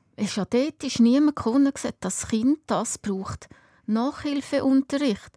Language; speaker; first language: German; native; German